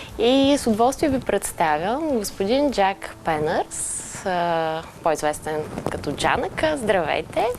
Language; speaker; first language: Bulgarian; native; Bulgarian